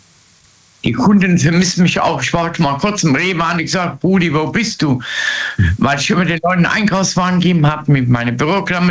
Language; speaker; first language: German; native; German